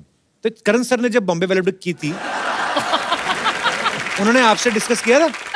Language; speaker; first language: Hindi; native; Hindi